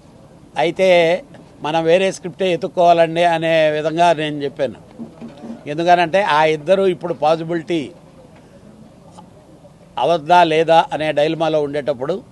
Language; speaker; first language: Telugu; native; Telugu